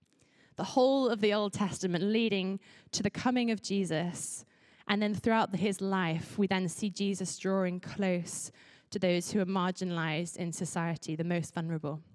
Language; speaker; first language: English; native; English